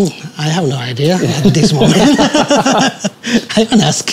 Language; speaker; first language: English; non-native, learner; Japanese